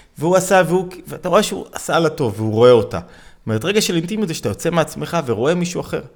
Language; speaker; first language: Hebrew; native; Hebrew